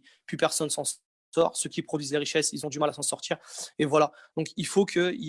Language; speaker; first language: French; native; French